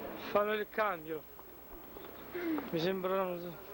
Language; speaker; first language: Italian; non-native, learner; Portuguese